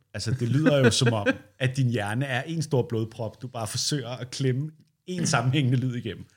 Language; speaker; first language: Danish; native; Danish